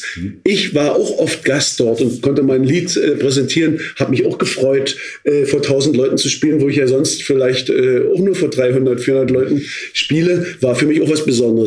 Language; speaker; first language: German; native; German